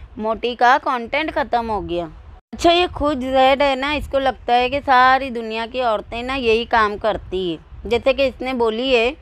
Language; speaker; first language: Hindi; native; Hindi